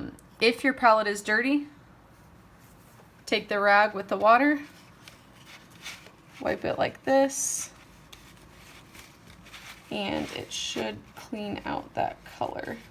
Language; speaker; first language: English; native; English